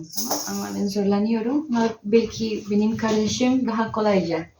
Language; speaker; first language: Turkish; non-native, learner; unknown